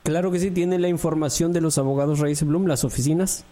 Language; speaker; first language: Spanish; native; Spanish